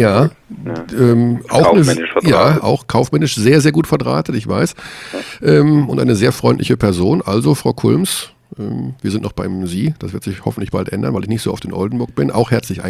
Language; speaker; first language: German; native; German